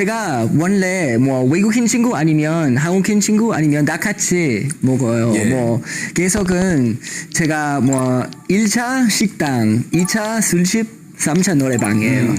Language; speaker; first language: Korean; non-native, learner; English